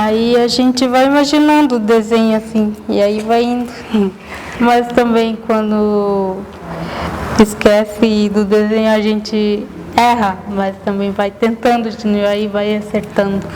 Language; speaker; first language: Portuguese; non-native, local second language; Guarani